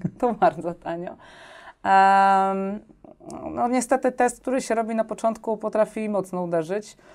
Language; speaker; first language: Polish; native; Polish